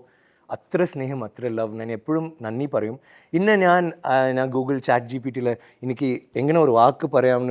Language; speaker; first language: Malayalam; non-native, fluent; Tamil